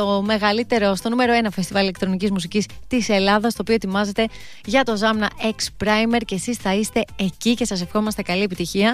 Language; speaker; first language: Greek; native; Greek